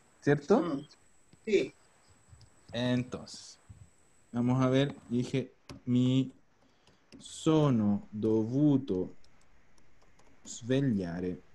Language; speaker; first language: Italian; non-native, fluent; Spanish